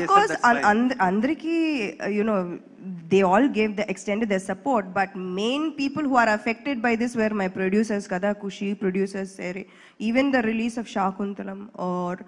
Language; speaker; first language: Telugu; non-native, local second language; English